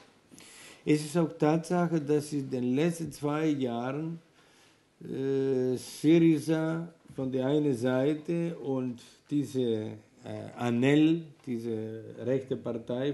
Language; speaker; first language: German; non-native, fluent; Greek